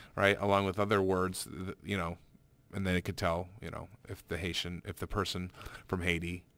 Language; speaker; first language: English; native; English